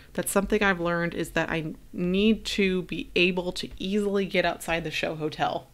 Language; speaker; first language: English; native; English